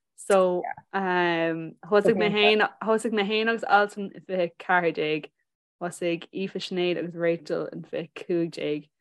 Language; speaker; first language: Irish; non-native, local second language; English